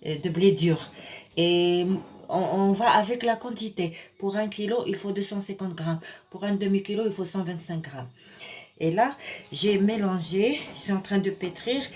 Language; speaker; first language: French; non-native, local second language; Arabic